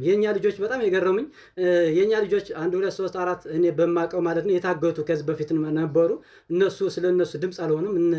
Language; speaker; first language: Amharic; non-native, local second language; Tigrinya